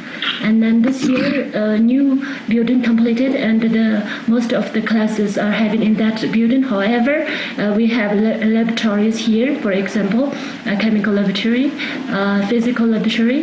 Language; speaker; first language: English; non-native, fluent; Tibetan